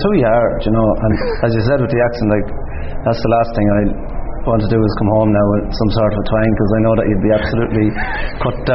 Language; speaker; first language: English; native; English